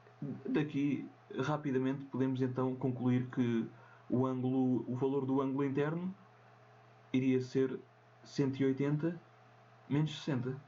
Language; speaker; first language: Portuguese; native; Portuguese